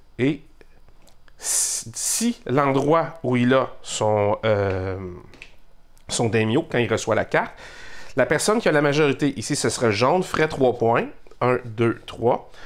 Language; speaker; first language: French; native; French